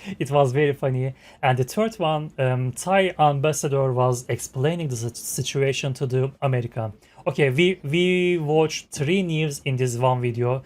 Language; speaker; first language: English; non-native, fluent; Turkish